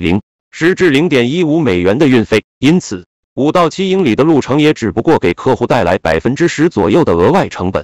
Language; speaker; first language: Chinese; native; Chinese